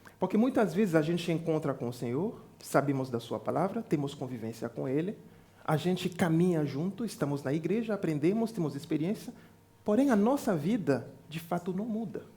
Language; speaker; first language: Portuguese; non-native, fluent; French